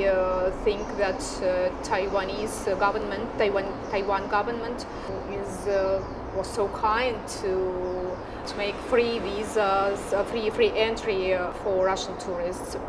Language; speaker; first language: English; non-native, fluent; Russian